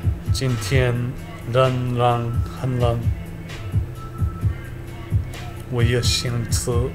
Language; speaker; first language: Chinese; non-native, learner; English